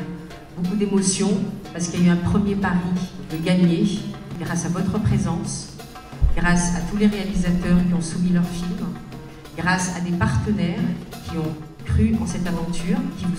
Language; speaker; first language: French; non-native, local second language; Arabic